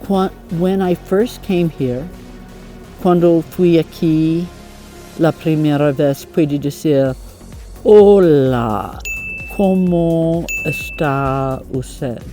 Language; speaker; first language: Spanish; non-native, learner; English